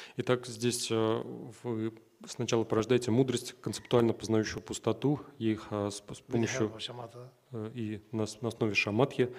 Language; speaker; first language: Russian; native; Russian